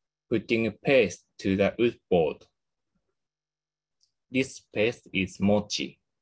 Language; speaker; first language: English; non-native, learner; Japanese